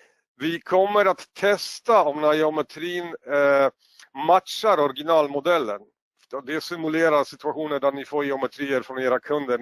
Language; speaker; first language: Swedish; non-native, fluent; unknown